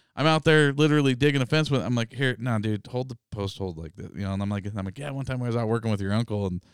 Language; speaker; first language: English; native; English